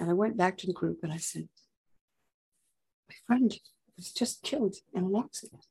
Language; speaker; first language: English; native; English